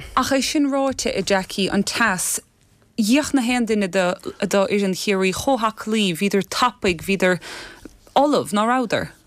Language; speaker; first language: Irish; native; Irish